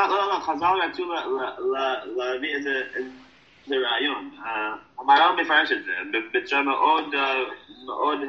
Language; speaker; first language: Hebrew; non-native, fluent; English